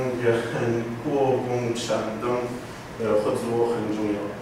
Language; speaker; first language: Chinese; non-native, learner; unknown